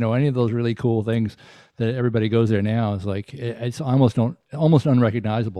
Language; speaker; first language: English; native; English